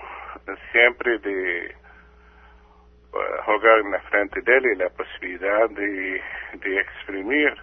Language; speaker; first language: Spanish; non-native, fluent; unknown